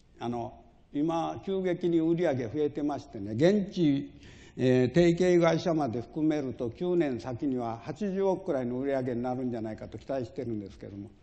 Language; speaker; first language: Japanese; native; Japanese